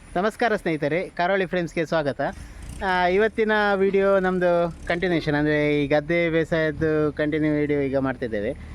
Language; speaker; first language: Kannada; native; Kannada